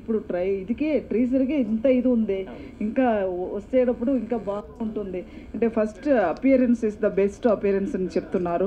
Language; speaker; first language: Telugu; non-native, fluent; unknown